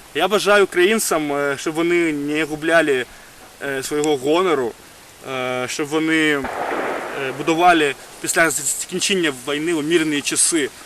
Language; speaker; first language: Ukrainian; non-native, fluent; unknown